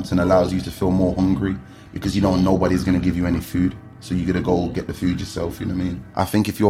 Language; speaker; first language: English; native; English